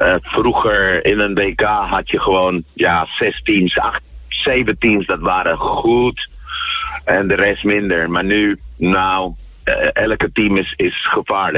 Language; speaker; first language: Dutch; non-native, fluent; Spanish